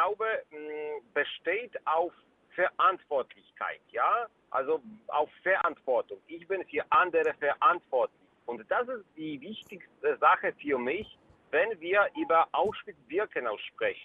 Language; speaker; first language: German; non-native, fluent; Polish